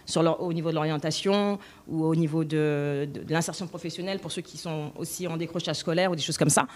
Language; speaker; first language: French; native; French